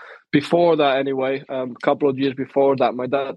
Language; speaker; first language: English; non-native, fluent; Spanish